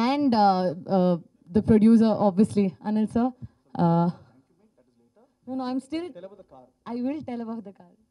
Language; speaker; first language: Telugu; non-native, learner; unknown